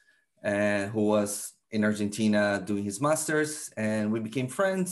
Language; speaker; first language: English; non-native, fluent; Portuguese